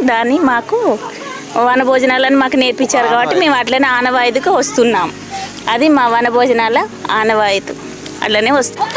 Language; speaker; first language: Telugu; non-native, local second language; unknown